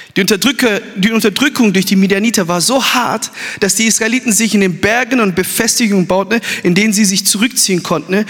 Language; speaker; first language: German; early bilingual, other home language; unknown